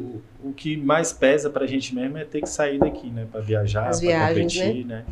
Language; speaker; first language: Portuguese; native; Portuguese